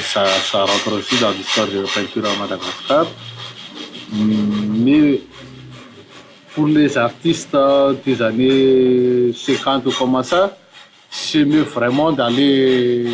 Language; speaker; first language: French; non-native, local second language; Malagasy